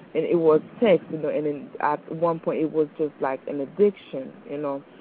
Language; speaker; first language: English; non-native, fluent; Haitian Creole